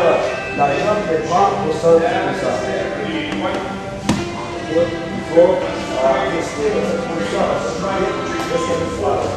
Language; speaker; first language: French; non-native, learner; Portuguese